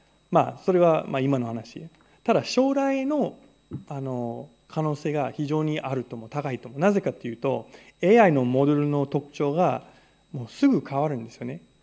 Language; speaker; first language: Japanese; non-native, fluent; English